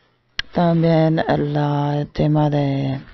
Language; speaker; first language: Spanish; non-native, fluent; German